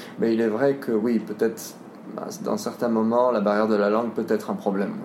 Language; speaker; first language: French; native; French